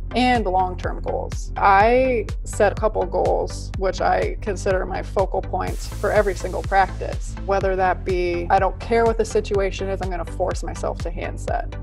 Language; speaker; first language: English; native; English